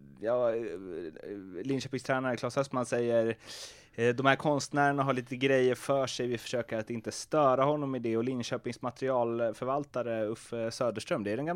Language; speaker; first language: Swedish; native; Swedish